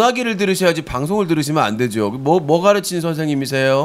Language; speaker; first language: Korean; native; Korean